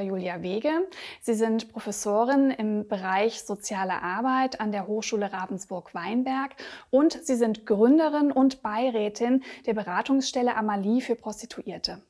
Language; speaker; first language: German; native; German